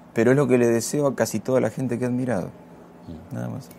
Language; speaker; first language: Spanish; native; Spanish